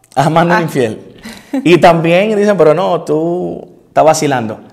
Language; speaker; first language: Spanish; native; Spanish